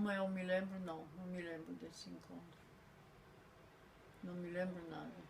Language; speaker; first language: Portuguese; non-native, fluent; Polish